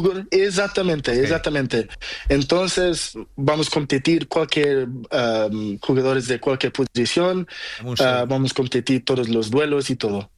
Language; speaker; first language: Spanish; non-native, learner; Portuguese